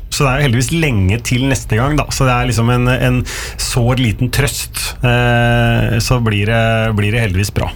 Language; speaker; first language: Norwegian; native; Norwegian